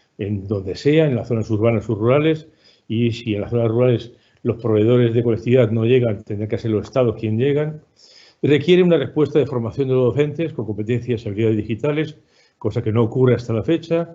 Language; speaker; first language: Spanish; native; Spanish